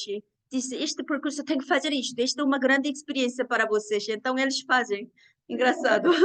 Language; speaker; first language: Portuguese; non-native, learner; Korean